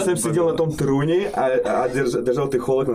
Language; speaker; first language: Czech; non-native, fluent; Russian